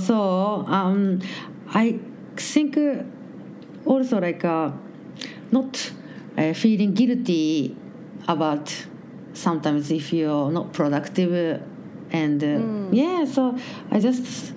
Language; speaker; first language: English; non-native, learner; Japanese